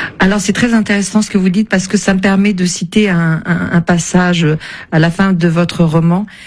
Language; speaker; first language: French; native; French